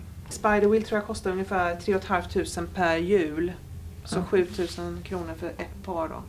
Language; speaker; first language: Swedish; native; Swedish